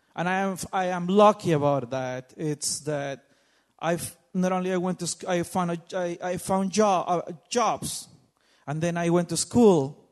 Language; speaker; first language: English; non-native, fluent; Spanish